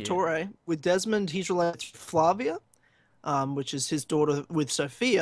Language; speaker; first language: English; native; English